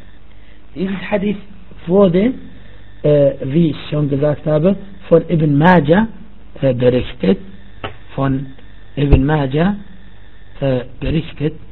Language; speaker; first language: German; non-native, fluent; Arabic